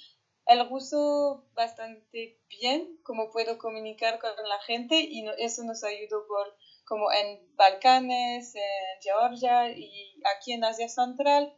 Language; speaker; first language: Spanish; non-native, fluent; French